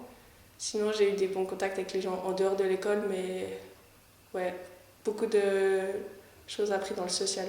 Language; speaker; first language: French; native; French